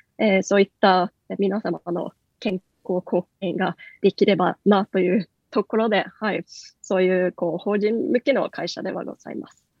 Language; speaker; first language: Japanese; non-native, fluent; Norwegian